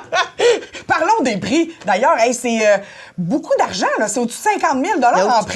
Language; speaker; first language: French; native; French